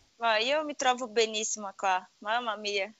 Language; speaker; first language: Italian; non-native, learner; Portuguese